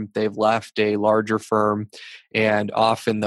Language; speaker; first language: English; native; English